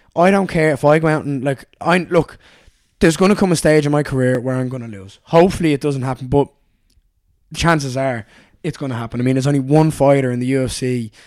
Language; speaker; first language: English; native; English